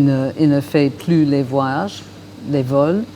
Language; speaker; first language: French; non-native, fluent; English